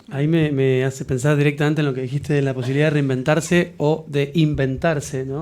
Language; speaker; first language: Spanish; native; Spanish